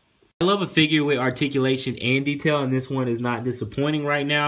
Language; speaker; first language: English; native; English